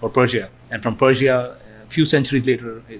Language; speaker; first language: English; non-native, local second language; Hindi